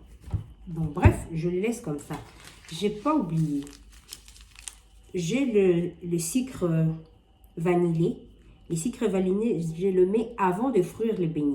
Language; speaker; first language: French; non-native, local second language; Lingala